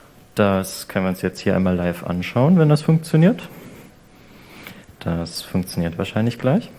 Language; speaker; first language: German; native; German